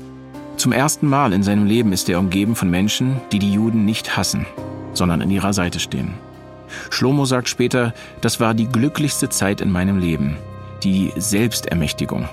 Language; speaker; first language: German; native; German